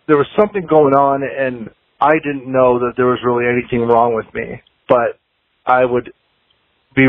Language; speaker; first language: English; native; English